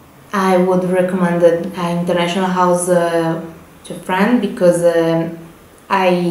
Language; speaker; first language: English; non-native, learner; Italian